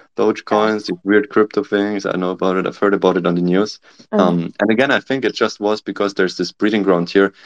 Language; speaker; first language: English; non-native, fluent; German